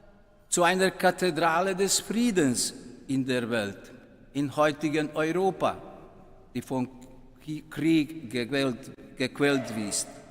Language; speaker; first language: German; non-native, fluent; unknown